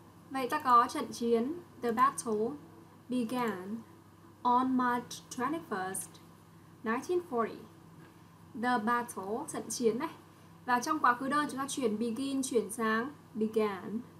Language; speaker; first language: Vietnamese; native; Vietnamese